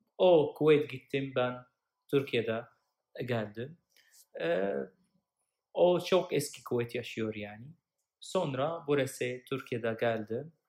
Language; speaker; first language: Turkish; non-native, learner; Arabic